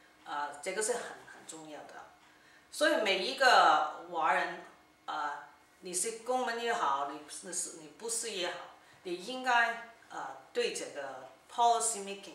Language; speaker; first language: Chinese; early bilingual, heritage; Cantonese